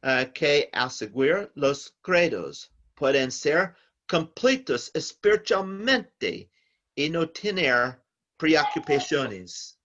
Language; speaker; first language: Spanish; non-native, learner; English